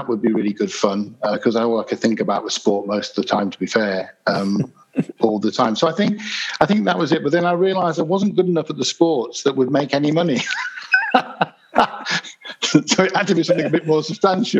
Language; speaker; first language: English; native; English